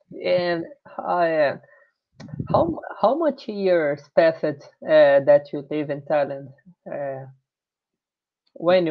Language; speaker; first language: English; non-native, learner; Portuguese